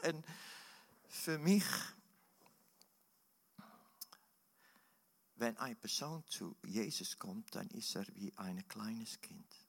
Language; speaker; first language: German; non-native, learner; Dutch